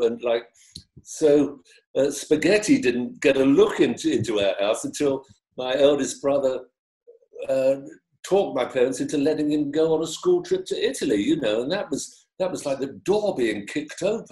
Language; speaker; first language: English; native; English